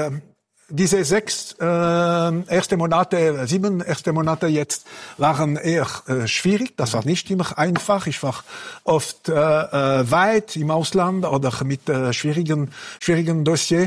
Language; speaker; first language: German; non-native, local second language; French